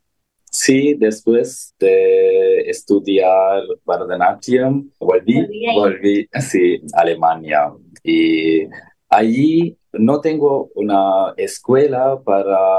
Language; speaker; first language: Spanish; non-native, learner; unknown